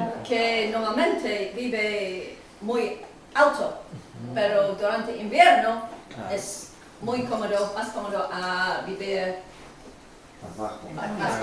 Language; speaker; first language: Spanish; non-native, learner; English